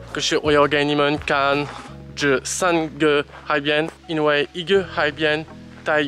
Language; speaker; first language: Chinese; non-native, learner; French